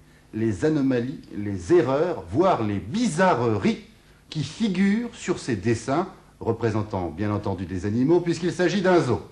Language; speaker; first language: French; native; French